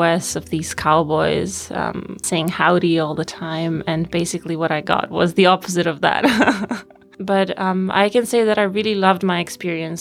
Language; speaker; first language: English; non-native, fluent; Bosnian